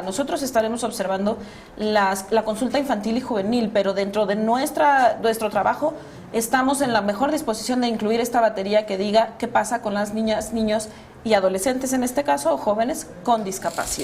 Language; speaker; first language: Spanish; native; Spanish